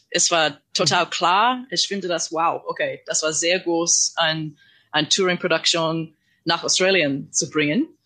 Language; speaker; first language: German; non-native, learner; English